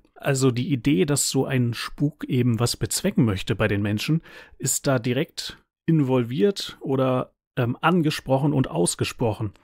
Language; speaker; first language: German; native; German